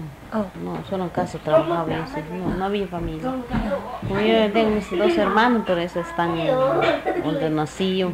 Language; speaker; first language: Spanish; non-native, local second language; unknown